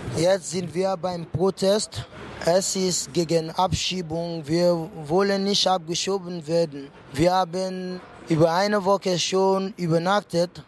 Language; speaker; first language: German; non-native, fluent; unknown